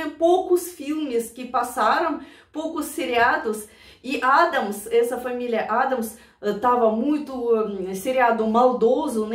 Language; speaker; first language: Portuguese; non-native, learner; Russian